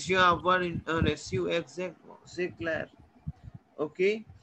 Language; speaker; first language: French; non-native, learner; Hindi